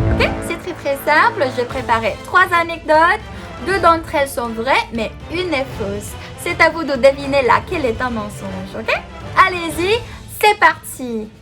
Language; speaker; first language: French; non-native, fluent; Filipino